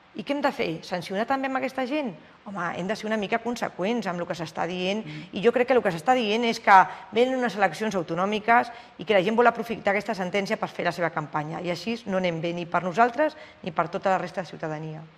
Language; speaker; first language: Catalan; non-native, local second language; Spanish